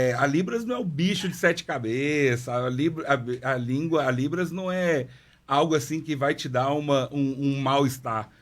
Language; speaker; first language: Portuguese; non-native, local second language; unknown